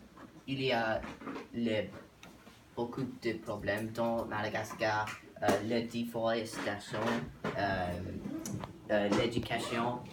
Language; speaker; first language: French; non-native, learner; English